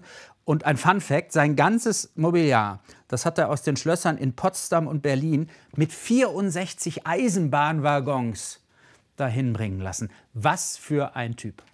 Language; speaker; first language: German; native; German